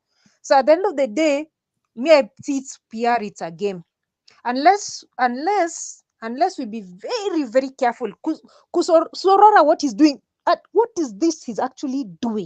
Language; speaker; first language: English; non-native, local second language; Swahili